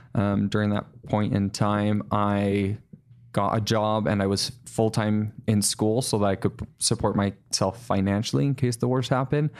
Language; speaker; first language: English; native; English